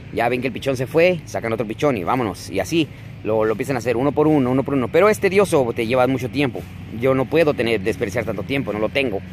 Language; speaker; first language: Spanish; native; Spanish